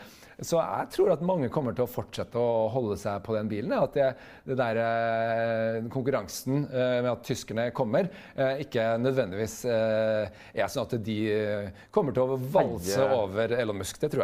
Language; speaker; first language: Norwegian; native; Norwegian